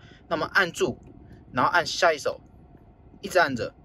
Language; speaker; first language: Chinese; native; Chinese